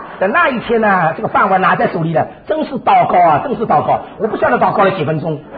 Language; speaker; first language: Chinese; native; Chinese